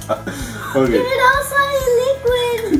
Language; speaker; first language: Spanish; early bilingual, heritage; English